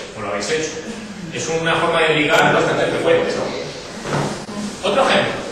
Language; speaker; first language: Spanish; native; Spanish